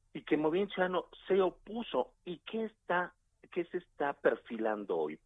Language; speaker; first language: Spanish; native; Spanish